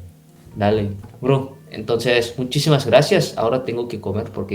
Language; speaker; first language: Spanish; non-native, fluent; Indonesian